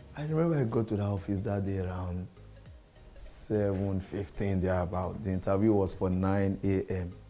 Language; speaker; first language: English; non-native, local second language; Yoruba